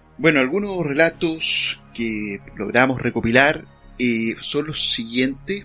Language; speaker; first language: Spanish; native; Spanish